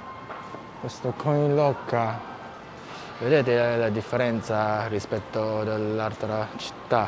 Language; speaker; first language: Italian; non-native, fluent; Japanese